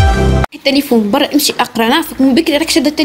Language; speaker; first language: Arabic; native; Arabic